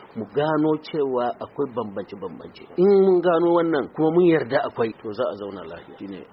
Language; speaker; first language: Hausa; non-native, local second language; Fula